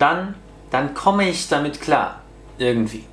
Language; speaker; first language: German; non-native, fluent; Russian